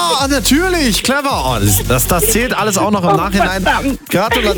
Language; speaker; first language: German; native; German